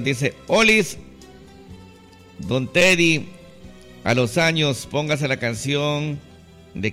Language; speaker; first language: Spanish; native; Spanish